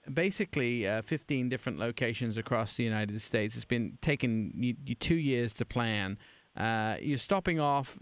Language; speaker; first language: English; native; English